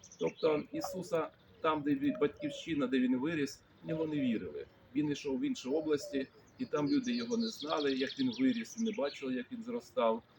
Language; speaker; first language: Ukrainian; non-native, local second language; Russian